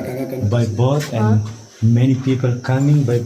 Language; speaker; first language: English; non-native, learner; Indonesian